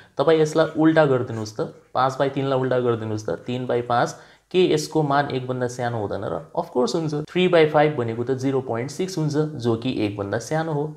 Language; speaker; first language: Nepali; native; Nepali